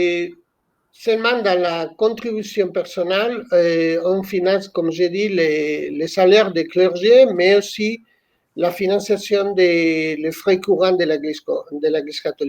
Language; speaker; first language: French; non-native, fluent; Spanish